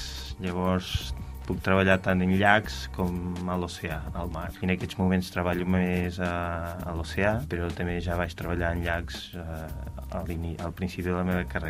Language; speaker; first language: Catalan; non-native, fluent; Portuguese